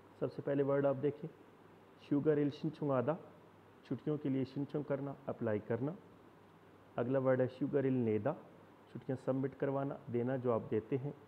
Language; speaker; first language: Urdu; non-native, local second language; Punjabi